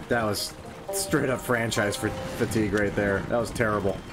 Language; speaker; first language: English; native; English